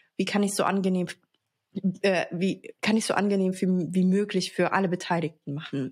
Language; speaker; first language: German; early bilingual, other home language; Arabic